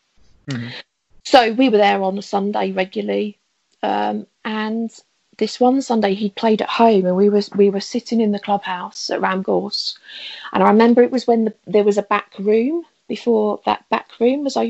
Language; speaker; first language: English; native; English